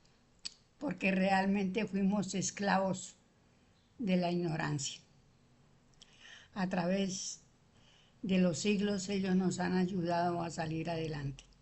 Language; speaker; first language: Spanish; native; Spanish